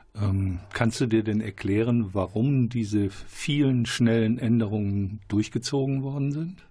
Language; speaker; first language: German; native; German